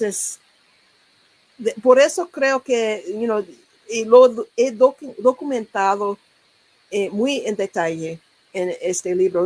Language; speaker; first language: Spanish; non-native, learner; English